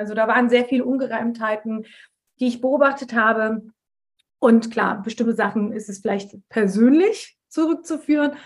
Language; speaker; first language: German; early bilingual, other home language; Turkish